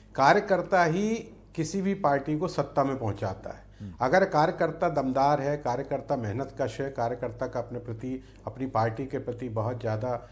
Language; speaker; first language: Hindi; native; Hindi